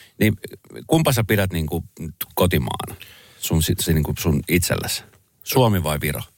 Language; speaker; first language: Finnish; early bilingual, other home language; Spanish